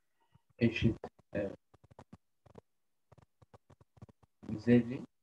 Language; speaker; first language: Turkish; native; Turkish